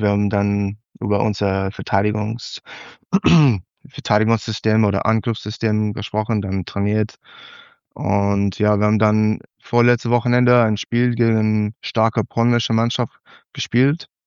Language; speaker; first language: German; non-native, learner; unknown